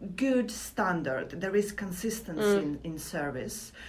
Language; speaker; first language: English; non-native, fluent; Latvian